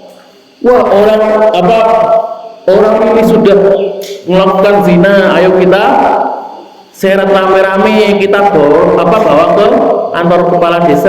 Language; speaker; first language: Indonesian; non-native, local second language; Javanese